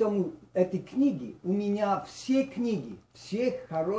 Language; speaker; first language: Russian; non-native, learner; Polish